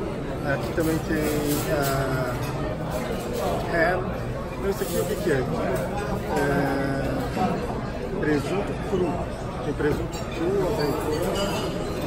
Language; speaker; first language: Portuguese; non-native, fluent; Japanese